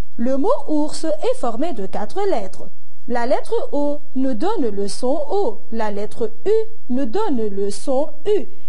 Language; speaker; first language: French; non-native, local second language; Arabic